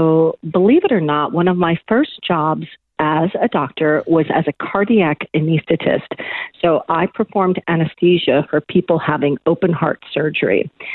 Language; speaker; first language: English; native; English